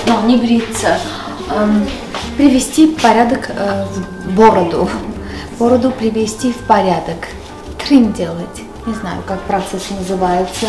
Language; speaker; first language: Russian; non-native, local second language; Armenian